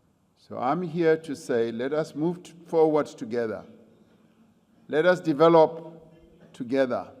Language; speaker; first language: English; non-native, local second language; Venda